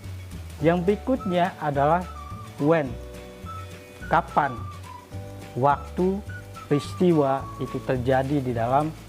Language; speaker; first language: Indonesian; native; Indonesian